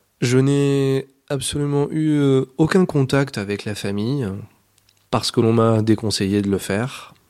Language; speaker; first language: French; native; French